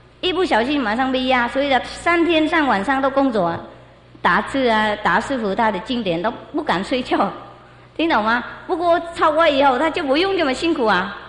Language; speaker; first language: Chinese; non-native, fluent; Vietnamese